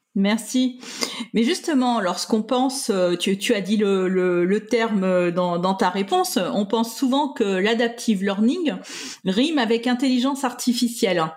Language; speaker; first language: French; native; French